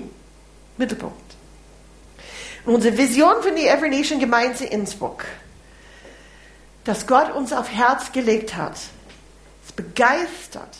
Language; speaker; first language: German; non-native, fluent; English